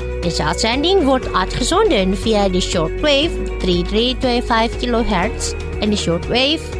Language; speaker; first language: Dutch; non-native, learner; Indonesian